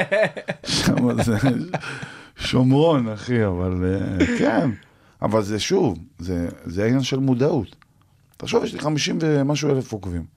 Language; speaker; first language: Hebrew; native; Hebrew